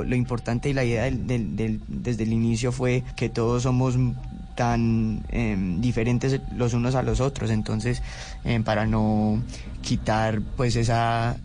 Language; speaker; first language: Spanish; early bilingual, heritage; Spanish